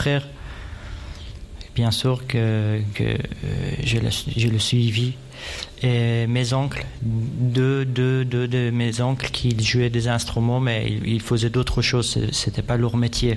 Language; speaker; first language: French; non-native, fluent; Persian